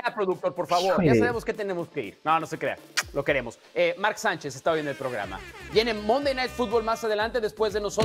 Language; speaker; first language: Spanish; native; Spanish